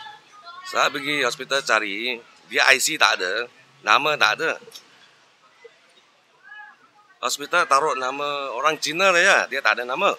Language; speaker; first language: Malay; non-native, local second language; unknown